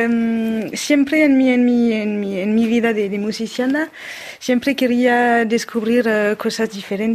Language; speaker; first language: Spanish; non-native, learner; French